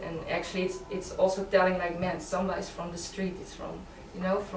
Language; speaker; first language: English; non-native, fluent; Dutch